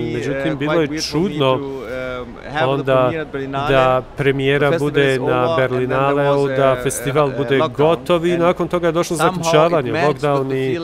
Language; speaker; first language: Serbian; early bilingual, heritage; Albanian